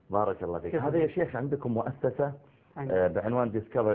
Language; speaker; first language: Arabic; native; Arabic